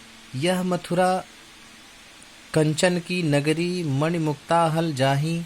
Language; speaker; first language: Hindi; native; Hindi